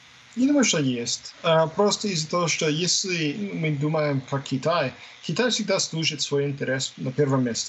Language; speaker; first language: Russian; non-native, fluent; English